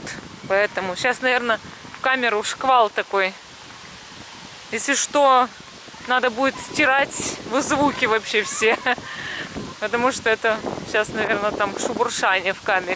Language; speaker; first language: Russian; native; Russian